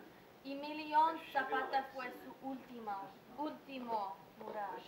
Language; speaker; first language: Spanish; non-native, learner; English